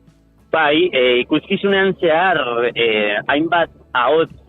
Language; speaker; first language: Basque; non-native, local second language; Spanish